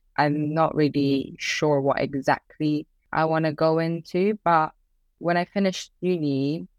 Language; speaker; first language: English; early bilingual, other home language; Persian